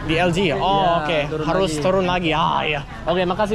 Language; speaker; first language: Indonesian; non-native, learner; English